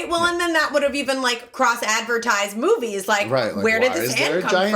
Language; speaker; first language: English; native; English